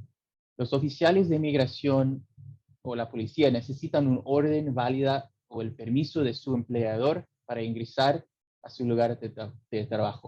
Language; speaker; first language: Spanish; early bilingual, heritage; English